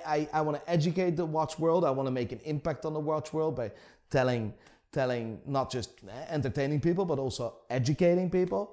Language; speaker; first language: English; non-native, fluent; Dutch